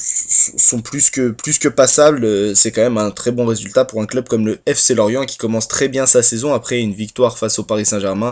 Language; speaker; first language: French; native; French